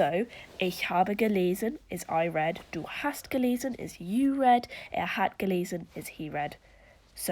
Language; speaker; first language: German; non-native, learner; English